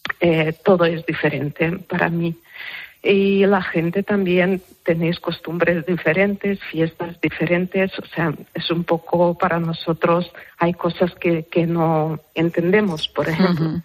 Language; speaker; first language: Spanish; non-native, fluent; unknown